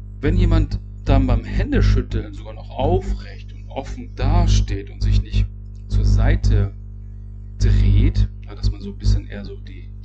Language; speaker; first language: German; native; German